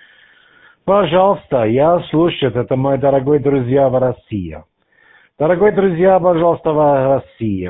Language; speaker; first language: Russian; non-native, learner; German